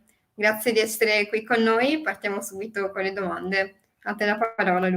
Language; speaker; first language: Italian; native; Italian